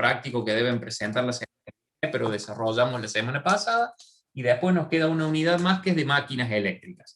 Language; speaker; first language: Spanish; native; Spanish